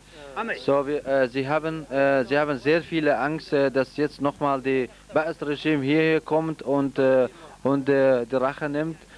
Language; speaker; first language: German; non-native, fluent; Central Kurdish